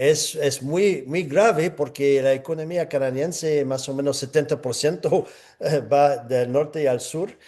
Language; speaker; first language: Spanish; non-native, fluent; English